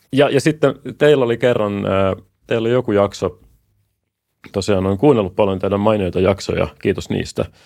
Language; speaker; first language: Finnish; native; Finnish